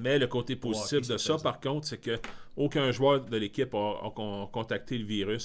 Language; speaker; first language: French; native; French